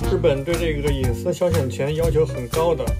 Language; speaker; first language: Chinese; native; Chinese